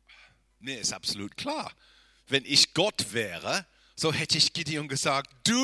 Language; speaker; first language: German; non-native, fluent; English